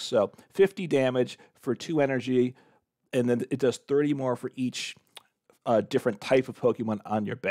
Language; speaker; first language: English; native; English